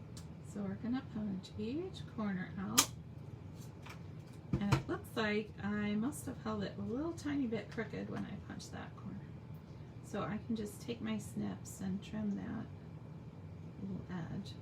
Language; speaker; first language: English; native; English